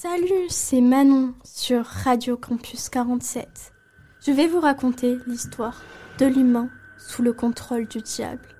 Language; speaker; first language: French; native; French